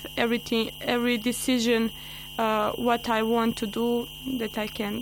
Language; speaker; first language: English; non-native, learner; Bosnian